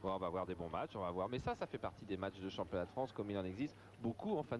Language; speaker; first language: French; native; French